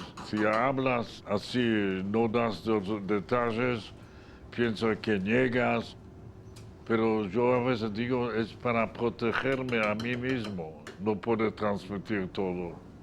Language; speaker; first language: Spanish; non-native, fluent; Yiddish